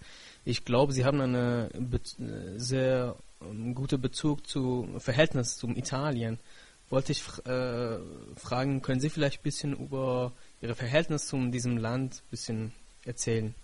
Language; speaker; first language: German; non-native, fluent; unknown